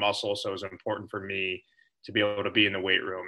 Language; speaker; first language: English; native; English